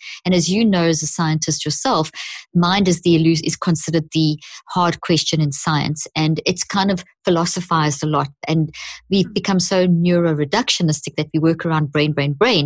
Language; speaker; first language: English; native; English